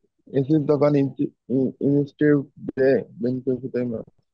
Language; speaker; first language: Japanese; non-native, learner; Bangla